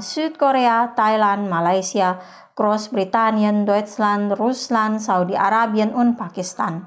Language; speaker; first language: German; non-native, fluent; Indonesian